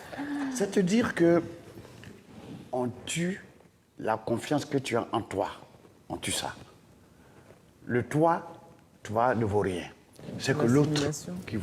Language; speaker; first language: French; non-native, local second language; Dyula